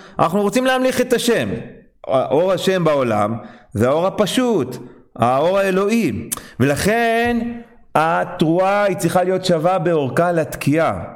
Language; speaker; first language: Hebrew; non-native, fluent; English